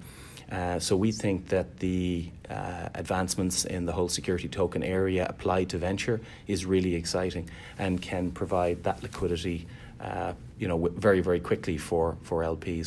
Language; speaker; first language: English; native; English